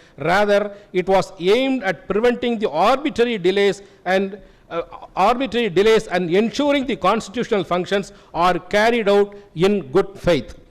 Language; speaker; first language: English; non-native, local second language; Tamil